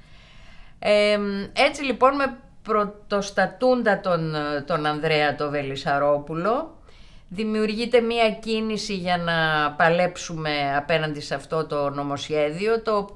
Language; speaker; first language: Greek; native; Greek